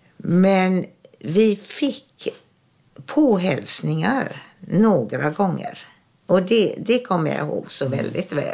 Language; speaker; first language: Swedish; early bilingual, other home language; German